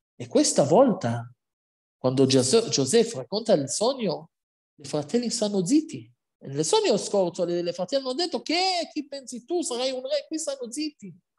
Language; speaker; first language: Italian; non-native, fluent; Hebrew